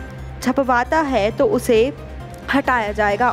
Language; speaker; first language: Hindi; native; Hindi